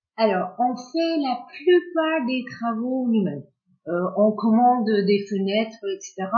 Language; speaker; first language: French; non-native, fluent; English